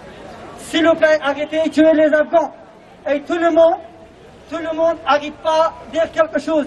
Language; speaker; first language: French; non-native, learner; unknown